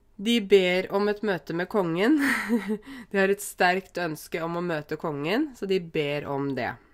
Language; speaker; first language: Norwegian; native; Norwegian